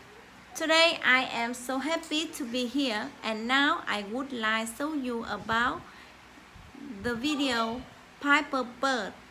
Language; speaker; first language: English; non-native, learner; Vietnamese